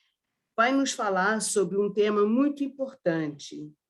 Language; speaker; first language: Portuguese; early bilingual, other home language; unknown